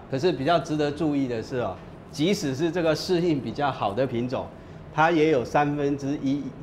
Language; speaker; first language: Chinese; native; Chinese